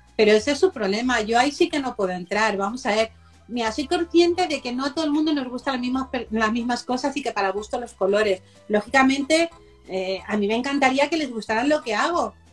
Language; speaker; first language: Spanish; native; Spanish